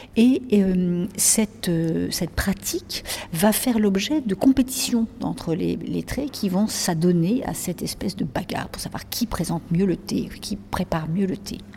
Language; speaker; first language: French; native; French